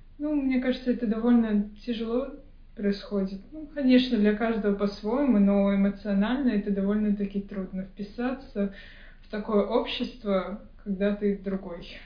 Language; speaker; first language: Russian; native; Russian